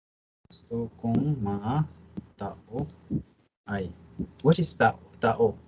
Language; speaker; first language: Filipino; non-native, learner; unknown